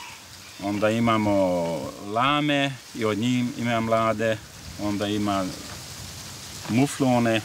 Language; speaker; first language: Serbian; non-native, local second language; Hungarian